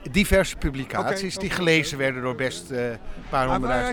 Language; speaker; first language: Dutch; native; Dutch